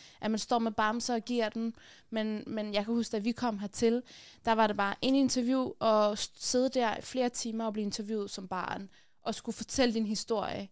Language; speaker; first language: Danish; early bilingual, other home language; Persian